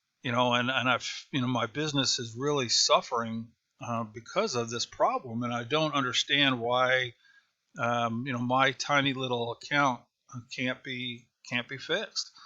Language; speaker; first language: English; native; English